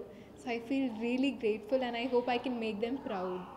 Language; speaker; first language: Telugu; non-native, fluent; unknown